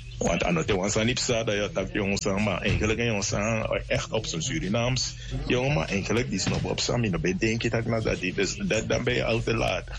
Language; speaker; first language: Dutch; native; Dutch